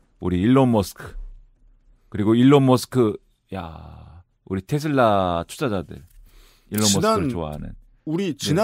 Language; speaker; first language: Korean; native; Korean